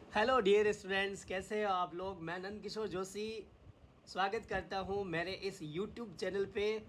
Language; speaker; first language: Hindi; native; Hindi